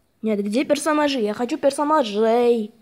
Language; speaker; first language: Russian; non-native, fluent; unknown